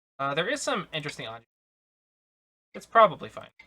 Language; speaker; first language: English; native; English